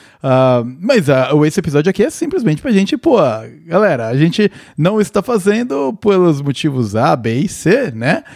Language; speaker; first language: Portuguese; native; Portuguese